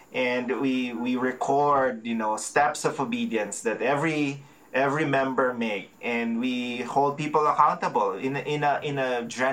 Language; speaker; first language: English; non-native, local second language; Filipino